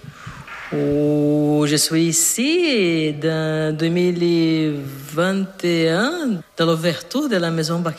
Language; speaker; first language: French; non-native, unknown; Portuguese